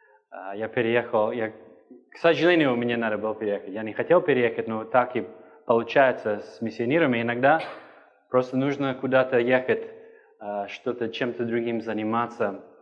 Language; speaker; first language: Russian; non-native, fluent; English